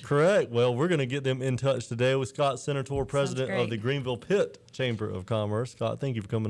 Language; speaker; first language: English; native; English